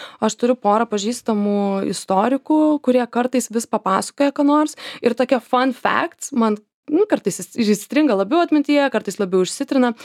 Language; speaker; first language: Lithuanian; native; Lithuanian